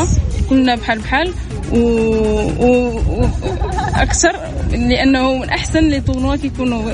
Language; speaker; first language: Arabic; native; Arabic